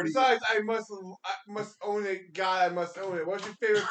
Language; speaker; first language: English; native; English